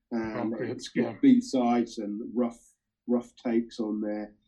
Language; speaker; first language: English; native; English